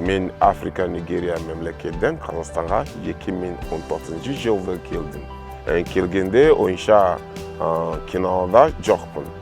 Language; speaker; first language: Kazakh; non-native, learner; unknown